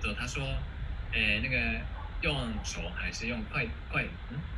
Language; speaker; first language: Chinese; non-native, fluent; Japanese